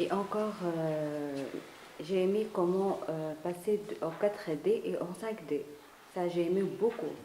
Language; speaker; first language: French; non-native, learner; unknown